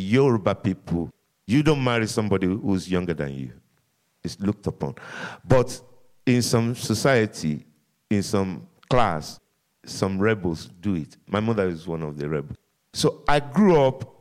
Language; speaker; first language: English; non-native, local second language; Yoruba